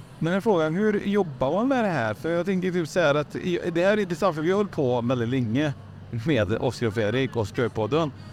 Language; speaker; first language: Swedish; native; Swedish